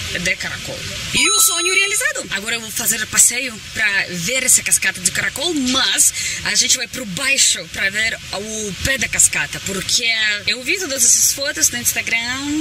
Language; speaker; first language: Portuguese; non-native, fluent; Russian